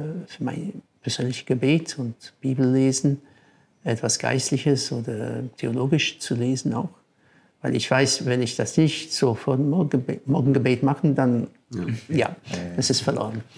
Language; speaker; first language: German; non-native, fluent; English